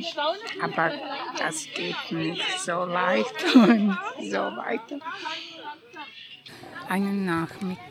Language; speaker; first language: German; non-native, learner; Croatian